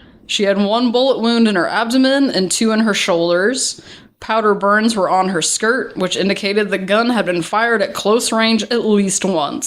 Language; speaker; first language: English; native; English